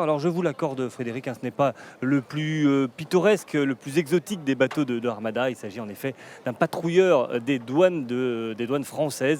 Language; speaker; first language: French; native; French